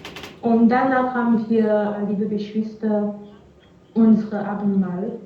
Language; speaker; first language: German; non-native, fluent; French